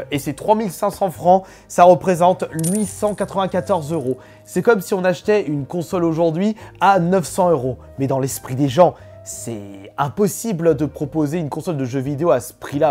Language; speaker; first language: French; native; French